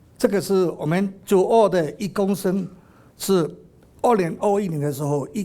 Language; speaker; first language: Chinese; non-native, fluent; Burmese